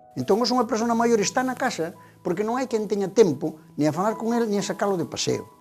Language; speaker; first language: Galician; native; Galician